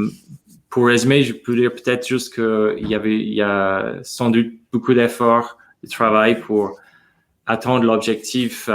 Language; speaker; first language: French; non-native, fluent; English